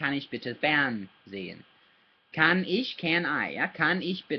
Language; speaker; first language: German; non-native, learner; English